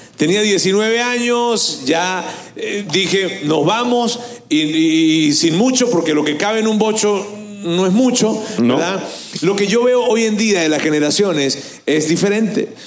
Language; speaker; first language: Spanish; native; Spanish